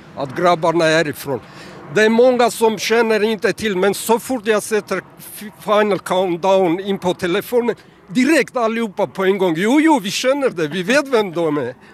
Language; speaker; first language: Swedish; non-native, fluent; Armenian